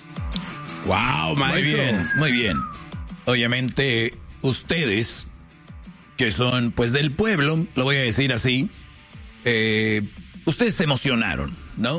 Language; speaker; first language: Spanish; native; Spanish